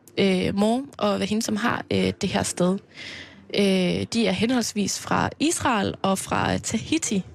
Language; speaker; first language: Danish; native; Danish